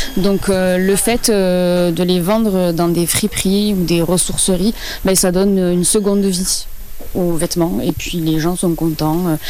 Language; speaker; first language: French; native; French